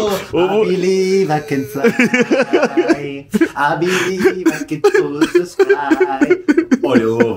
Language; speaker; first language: Portuguese; non-native, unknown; French